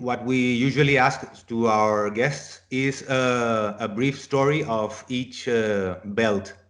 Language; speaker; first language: English; non-native, fluent; Spanish